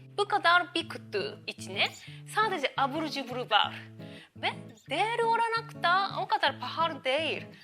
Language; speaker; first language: Turkish; non-native, learner; Japanese